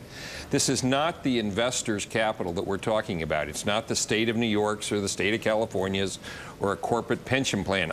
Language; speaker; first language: English; native; English